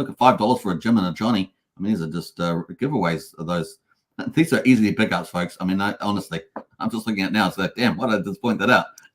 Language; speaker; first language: English; native; English